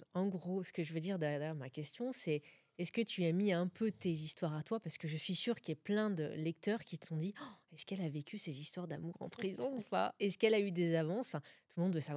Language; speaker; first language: French; native; French